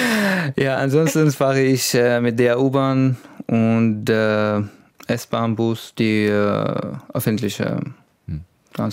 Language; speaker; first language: German; non-native, learner; Arabic